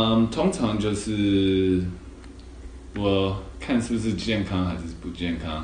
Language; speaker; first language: Chinese; early bilingual, other home language; English